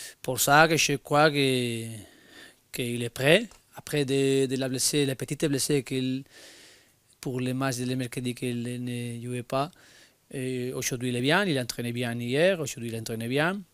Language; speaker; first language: French; non-native, learner; Spanish